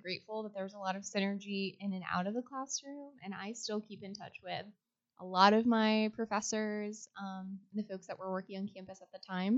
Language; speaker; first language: English; native; English